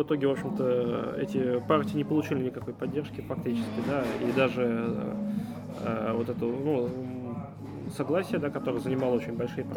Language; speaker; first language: Russian; native; Russian